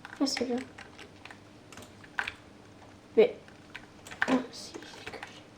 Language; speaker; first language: French; native; French